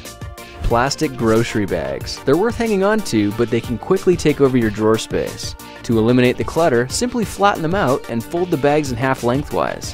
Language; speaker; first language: English; native; English